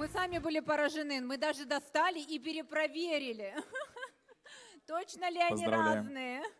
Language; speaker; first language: Russian; native; Russian